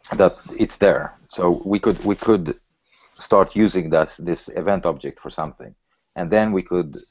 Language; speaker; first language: English; early bilingual, other home language; Polish